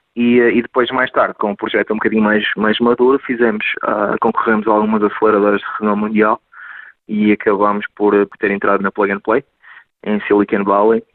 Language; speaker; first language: Portuguese; native; Portuguese